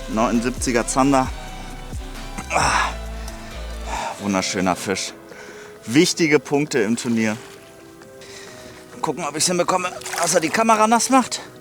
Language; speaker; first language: German; native; German